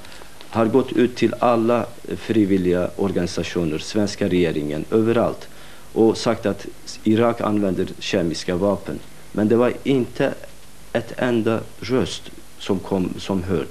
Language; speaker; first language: Swedish; non-native, fluent; Kurdish